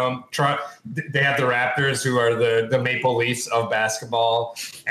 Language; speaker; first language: English; native; English